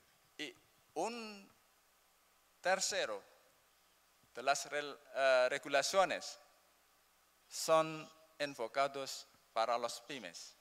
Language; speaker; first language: Spanish; non-native, learner; Indonesian